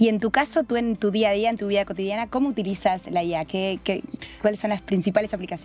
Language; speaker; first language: Spanish; native; Spanish